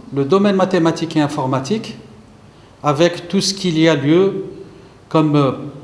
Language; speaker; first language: French; non-native, local second language; Arabic